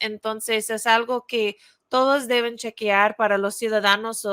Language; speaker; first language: Spanish; non-native, fluent; English